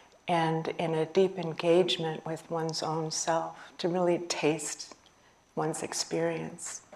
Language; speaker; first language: English; native; English